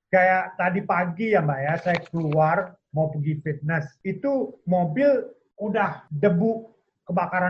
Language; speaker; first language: Indonesian; native; Indonesian